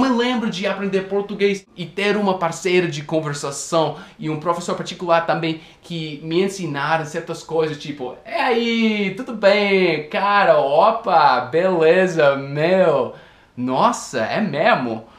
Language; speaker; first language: Portuguese; non-native, fluent; English